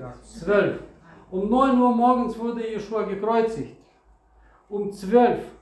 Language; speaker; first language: German; non-native, fluent; Russian